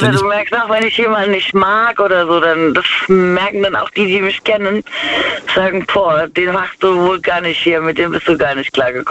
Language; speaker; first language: German; native; German